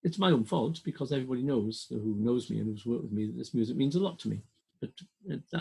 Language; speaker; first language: English; native; English